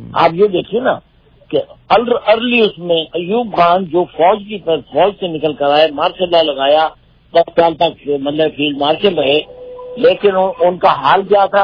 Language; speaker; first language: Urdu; native; Urdu